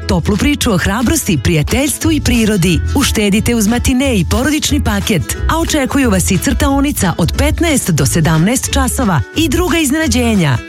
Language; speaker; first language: Serbian; native; Serbian